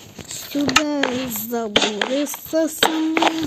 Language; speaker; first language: Russian; native; Russian